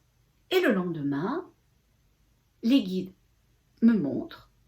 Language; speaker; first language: French; native; French